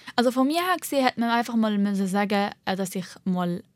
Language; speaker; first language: German; early bilingual, heritage; Arabic